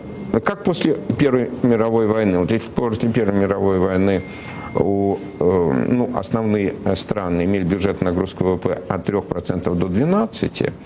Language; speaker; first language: Russian; native; Russian